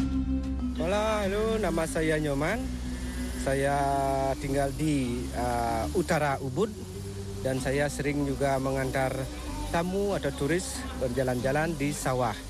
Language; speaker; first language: Indonesian; non-native, local second language; Balinese